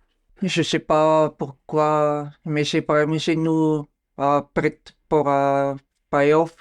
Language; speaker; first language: French; non-native, learner; Bulgarian